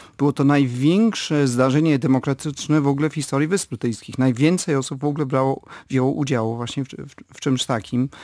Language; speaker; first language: Polish; early bilingual, heritage; Polish